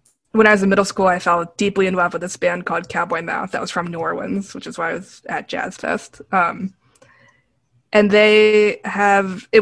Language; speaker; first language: English; native; English